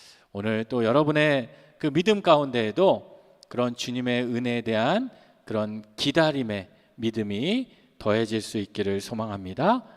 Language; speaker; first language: Korean; native; Korean